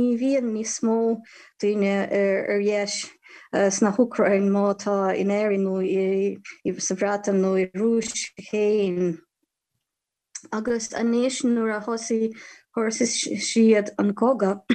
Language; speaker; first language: Irish; non-native, fluent; Ukrainian